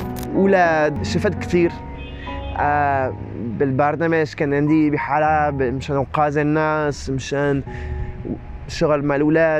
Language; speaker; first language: Arabic; non-native, learner; French